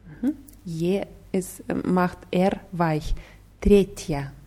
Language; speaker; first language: German; non-native, fluent; Russian